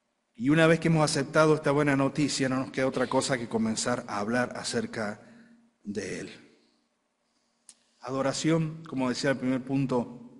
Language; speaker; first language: Spanish; native; Spanish